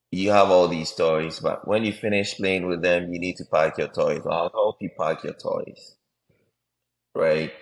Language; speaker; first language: English; non-native, local second language; Akan